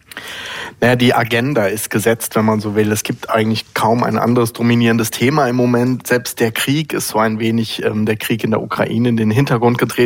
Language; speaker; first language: German; native; German